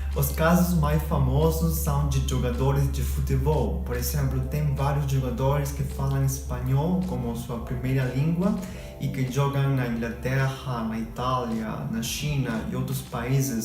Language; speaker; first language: Portuguese; non-native, fluent; Spanish